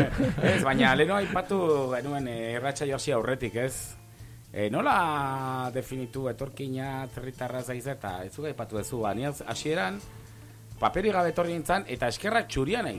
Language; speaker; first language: Basque; native; Basque